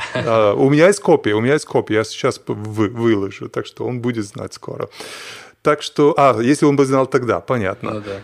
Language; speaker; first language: Russian; non-native, fluent; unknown